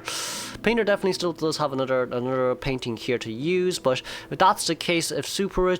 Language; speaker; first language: English; non-native, fluent; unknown